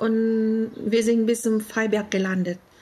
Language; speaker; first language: German; non-native, learner; Vietnamese